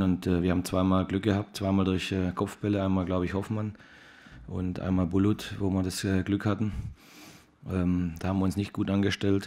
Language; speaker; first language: German; native; German